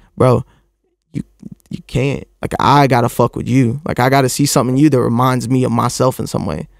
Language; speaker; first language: English; native; English